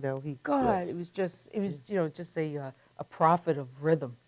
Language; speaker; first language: English; native; English